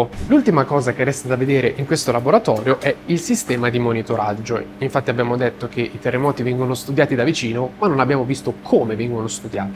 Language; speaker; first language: Italian; native; Italian